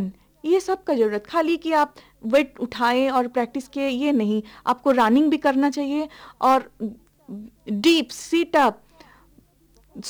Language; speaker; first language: Hindi; non-native, local second language; Bangla